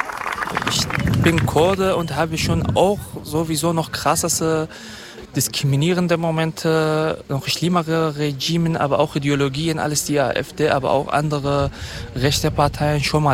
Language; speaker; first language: German; non-native, fluent; Kurdish